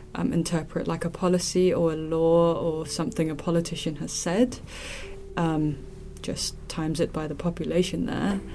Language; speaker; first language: English; non-native, local second language; Cantonese